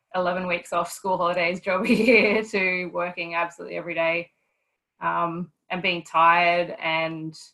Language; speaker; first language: English; native; English